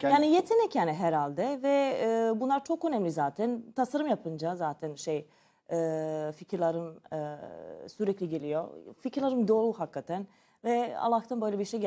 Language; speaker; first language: Turkish; non-native, learner; Serbian